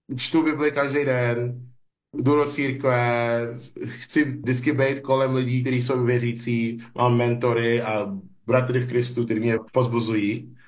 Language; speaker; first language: Czech; non-native, fluent; English